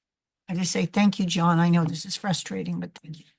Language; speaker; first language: English; native; English